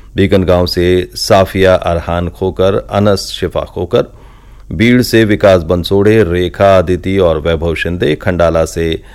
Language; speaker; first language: Hindi; native; Hindi